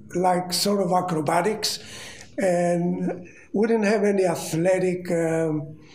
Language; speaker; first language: English; non-native, fluent; Greek